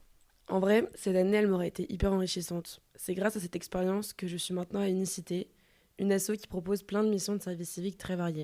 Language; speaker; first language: French; native; French